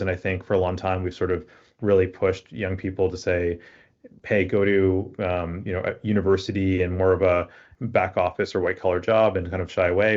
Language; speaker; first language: English; native; English